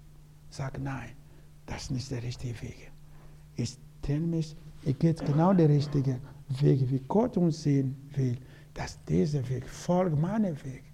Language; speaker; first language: German; non-native, learner; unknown